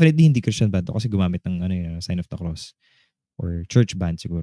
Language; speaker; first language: Filipino; native; Filipino